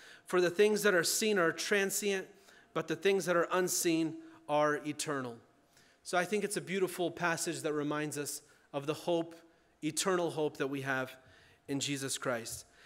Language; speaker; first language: English; early bilingual, other home language; Ukrainian